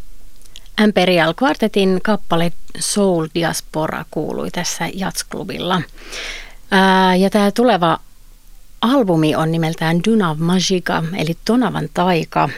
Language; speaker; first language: Finnish; native; Finnish